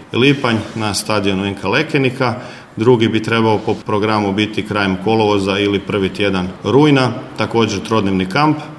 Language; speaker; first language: Croatian; native; Croatian